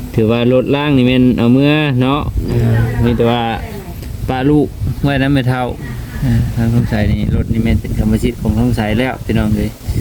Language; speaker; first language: Thai; native; Thai